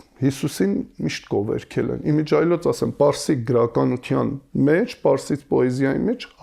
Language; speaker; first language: Armenian; native; Armenian